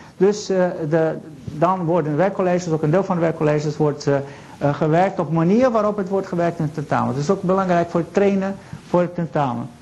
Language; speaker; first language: Dutch; non-native, fluent; Portuguese